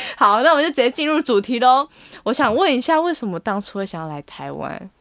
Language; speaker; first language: Chinese; native; Chinese